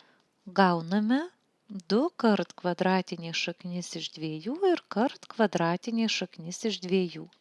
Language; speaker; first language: Lithuanian; native; Lithuanian